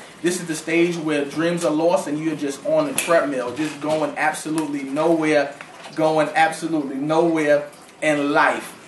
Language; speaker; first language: English; native; English